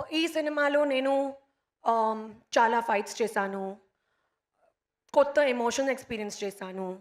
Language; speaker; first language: Telugu; non-native, local second language; Hindi